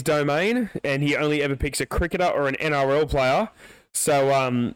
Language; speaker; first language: English; native; English